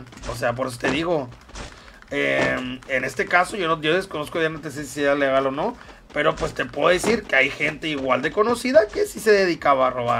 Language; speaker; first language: Spanish; native; Spanish